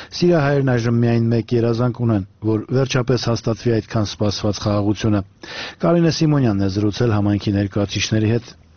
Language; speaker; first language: Armenian; native; Armenian